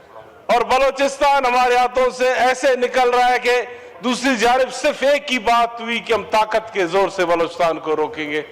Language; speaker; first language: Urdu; non-native, local second language; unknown